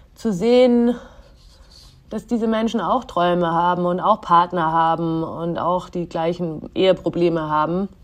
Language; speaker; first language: German; native; German